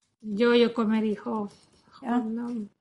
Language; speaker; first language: Swedish; non-native, learner; Spanish